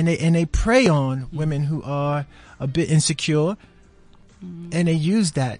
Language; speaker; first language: English; native; English